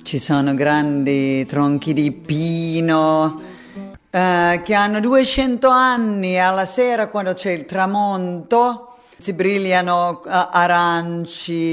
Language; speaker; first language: Italian; non-native, fluent; Finnish